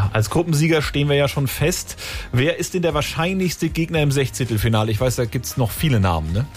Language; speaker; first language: German; native; German